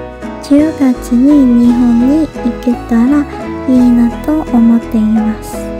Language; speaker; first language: Japanese; non-native, learner; Korean